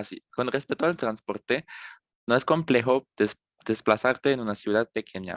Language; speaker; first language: Spanish; non-native, fluent; French